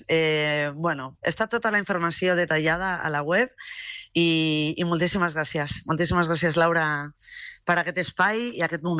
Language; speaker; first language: Catalan; non-native, local second language; Spanish